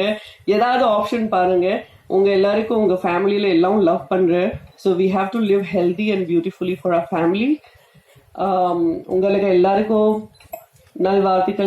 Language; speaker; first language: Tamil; non-native, fluent; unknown